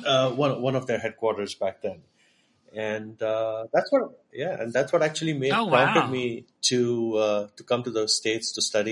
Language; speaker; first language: English; non-native, local second language; Marathi